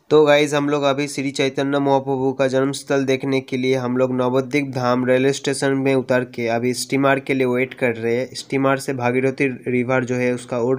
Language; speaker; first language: Hindi; non-native, local second language; Bangla